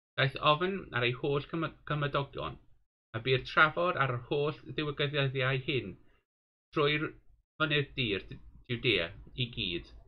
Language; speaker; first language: Welsh; non-native, local second language; English